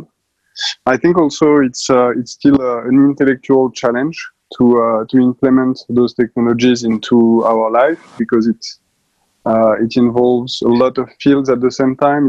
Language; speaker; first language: English; non-native, fluent; French